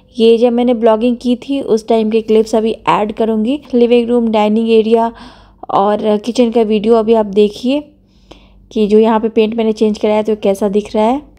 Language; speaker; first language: Hindi; native; Hindi